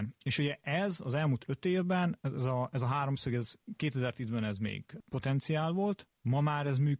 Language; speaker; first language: Hungarian; native; Hungarian